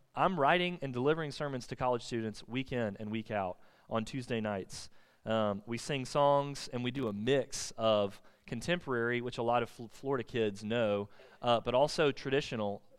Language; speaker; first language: English; native; English